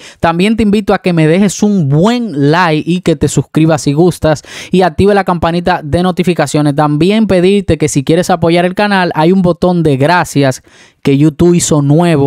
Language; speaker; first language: Spanish; native; Spanish